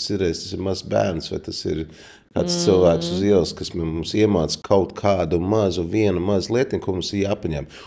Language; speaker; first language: Latvian; early bilingual, heritage; Latvian